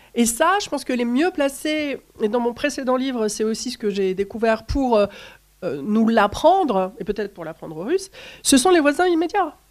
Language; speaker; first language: French; native; French